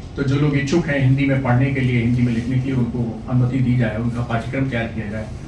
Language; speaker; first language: Hindi; native; Hindi